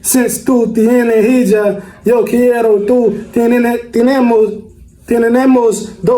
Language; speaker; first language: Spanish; non-native, learner; English